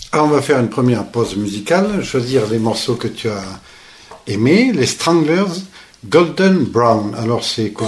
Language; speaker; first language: French; native; French